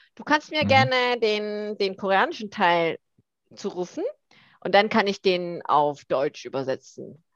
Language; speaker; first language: German; early bilingual, other home language; Korean